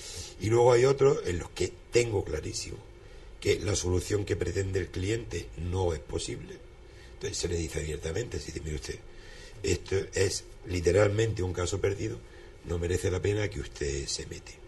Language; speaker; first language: Spanish; native; Spanish